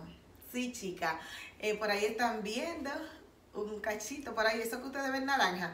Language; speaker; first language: Spanish; native; Spanish